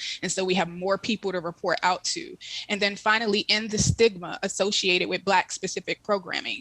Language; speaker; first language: English; native; English